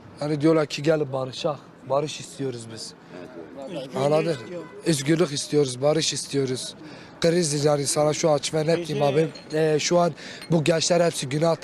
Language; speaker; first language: Turkish; non-native, local second language; Kurdish